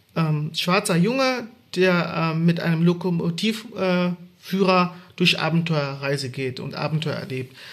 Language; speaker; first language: German; native; German